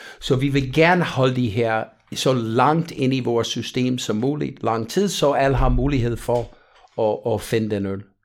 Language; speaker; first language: Danish; non-native, fluent; English